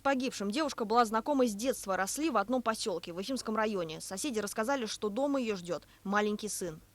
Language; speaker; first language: Russian; native; Russian